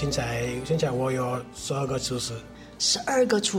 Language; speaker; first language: Chinese; non-native, learner; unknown